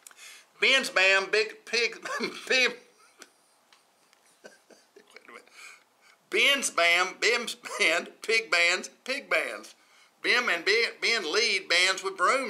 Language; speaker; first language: English; native; English